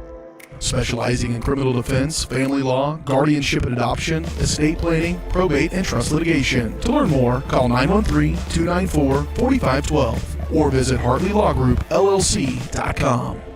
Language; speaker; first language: English; native; English